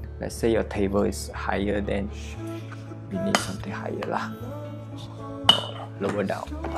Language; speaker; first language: English; non-native, local second language; Chinese